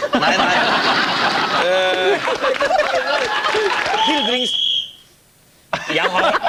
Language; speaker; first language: Norwegian; native; Norwegian